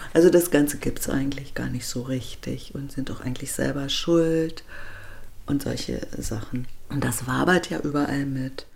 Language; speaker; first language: German; native; German